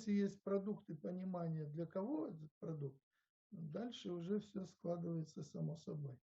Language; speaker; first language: Russian; native; Russian